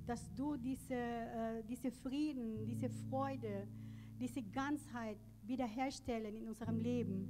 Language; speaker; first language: German; non-native, learner; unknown